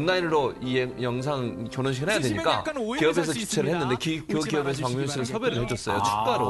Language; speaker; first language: Korean; native; Korean